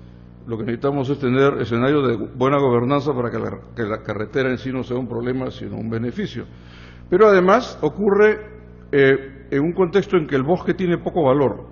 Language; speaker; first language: Spanish; native; Spanish